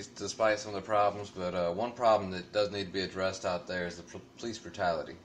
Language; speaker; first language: English; native; English